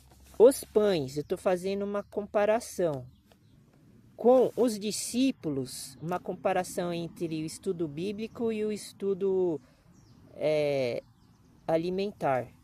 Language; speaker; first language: Portuguese; native; Portuguese